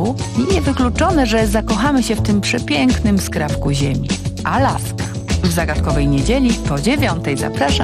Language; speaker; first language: Polish; non-native, fluent; English